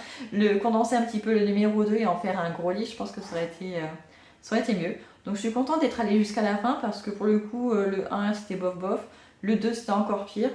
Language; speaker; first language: French; native; French